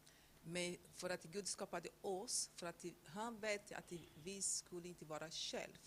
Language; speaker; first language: Swedish; non-native, fluent; Portuguese